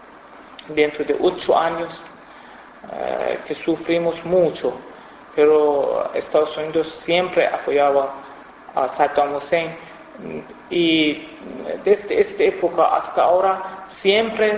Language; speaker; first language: Spanish; non-native, fluent; Persian